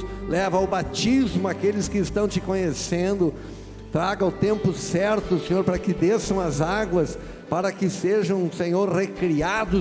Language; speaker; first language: Portuguese; native; Portuguese